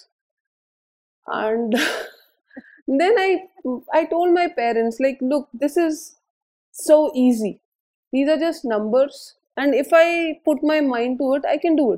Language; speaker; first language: English; non-native, local second language; Hindi